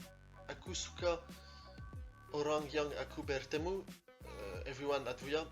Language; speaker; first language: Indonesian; non-native, learner; French